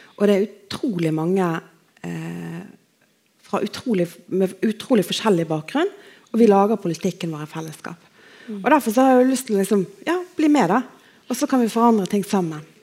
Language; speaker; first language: Norwegian; native; Norwegian